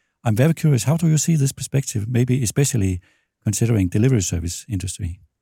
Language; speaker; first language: English; non-native, fluent; Danish